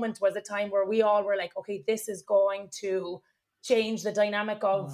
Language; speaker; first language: English; native; English